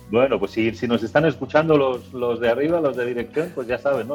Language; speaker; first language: Spanish; native; Spanish